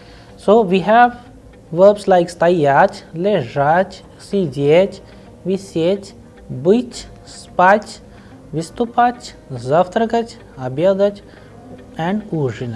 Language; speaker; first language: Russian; non-native, fluent; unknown